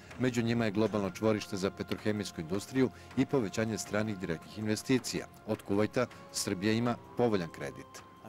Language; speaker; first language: Serbian; native; Serbian